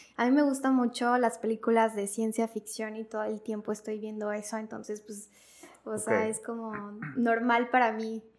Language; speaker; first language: Spanish; native; Spanish